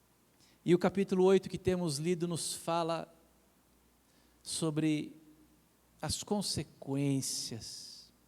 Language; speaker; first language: Portuguese; native; Portuguese